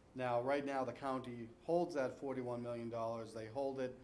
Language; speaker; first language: English; native; English